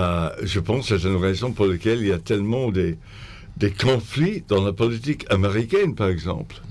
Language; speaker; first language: French; non-native, fluent; English